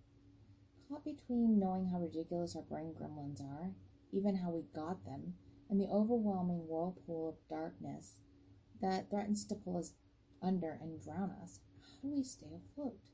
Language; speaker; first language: English; native; English